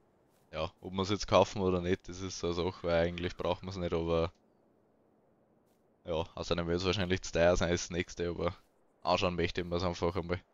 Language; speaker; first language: German; native; German